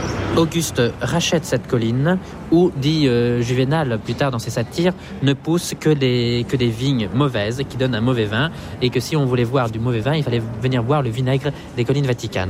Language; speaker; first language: French; native; French